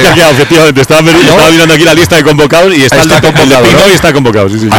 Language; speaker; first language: Spanish; native; Spanish